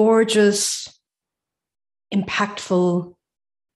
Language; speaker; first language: English; native; English